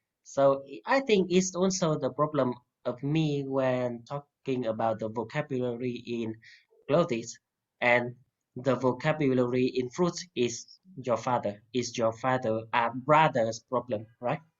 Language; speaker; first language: English; non-native, fluent; Vietnamese